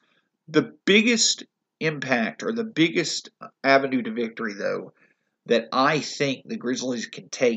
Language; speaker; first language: English; native; English